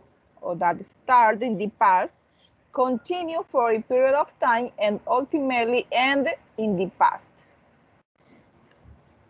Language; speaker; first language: English; non-native, learner; Spanish